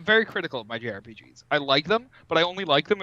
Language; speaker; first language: English; native; English